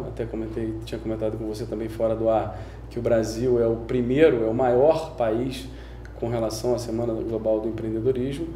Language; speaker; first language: Portuguese; native; Portuguese